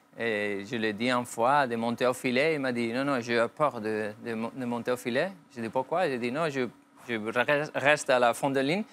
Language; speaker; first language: French; non-native, fluent; Spanish